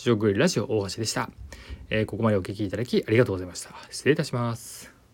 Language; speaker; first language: Japanese; native; Japanese